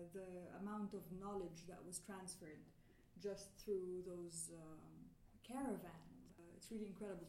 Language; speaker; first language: English; non-native, fluent; Arabic